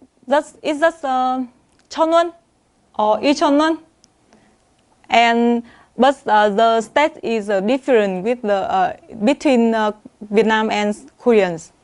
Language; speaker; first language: English; non-native, learner; Vietnamese